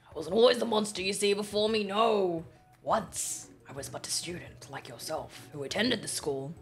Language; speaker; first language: English; native; English